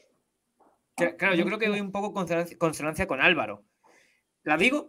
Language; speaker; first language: Spanish; native; Spanish